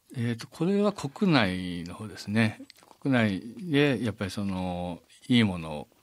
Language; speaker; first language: Japanese; native; Japanese